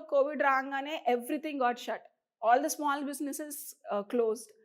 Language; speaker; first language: English; non-native, local second language; Telugu